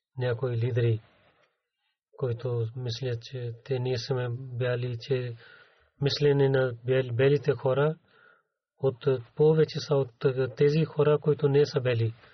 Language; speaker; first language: Bulgarian; non-native, learner; Urdu